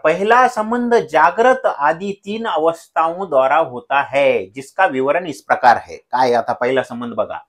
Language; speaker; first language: Hindi; non-native, local second language; Marathi